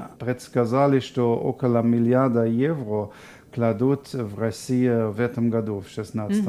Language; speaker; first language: Russian; non-native, fluent; German